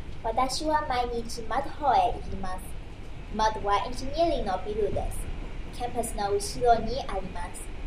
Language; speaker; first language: Japanese; non-native, learner; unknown